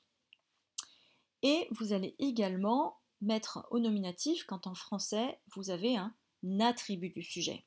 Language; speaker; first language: French; native; French